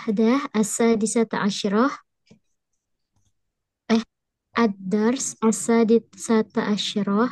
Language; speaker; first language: Arabic; non-native, learner; Indonesian